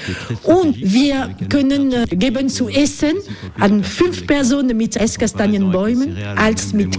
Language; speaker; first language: German; non-native, learner; French